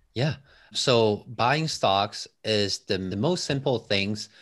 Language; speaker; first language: English; non-native, fluent; Chinese